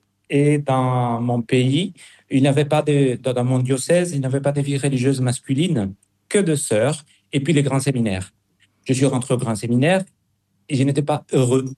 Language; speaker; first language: French; non-native, fluent; Spanish